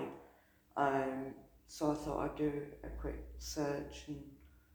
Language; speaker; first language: English; native; English